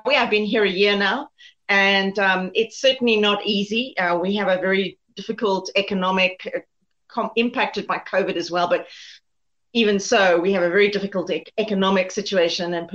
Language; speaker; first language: English; native; English